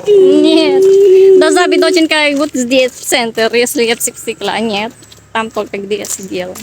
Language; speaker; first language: Russian; non-native, learner; Filipino